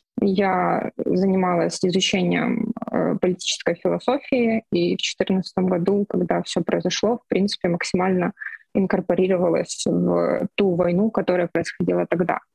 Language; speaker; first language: Russian; non-native, local second language; Ukrainian